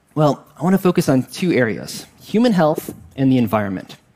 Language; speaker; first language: English; native; English